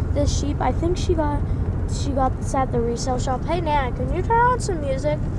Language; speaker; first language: English; native; English